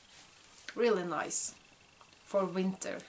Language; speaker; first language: English; non-native, fluent; Norwegian